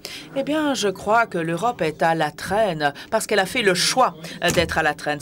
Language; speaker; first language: French; native; French